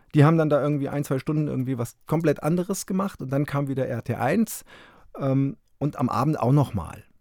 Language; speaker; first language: German; native; German